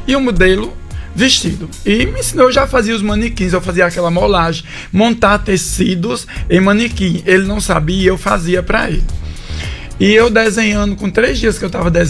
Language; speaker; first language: Portuguese; native; Portuguese